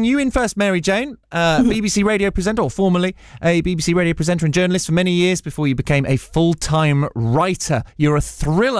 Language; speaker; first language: English; native; English